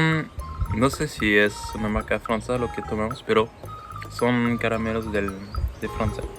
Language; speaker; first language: Spanish; non-native, fluent; French